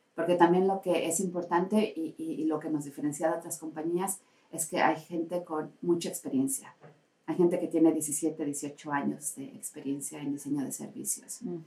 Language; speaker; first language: Spanish; native; Spanish